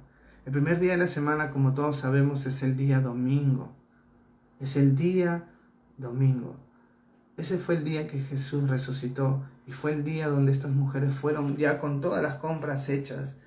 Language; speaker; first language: Spanish; native; Spanish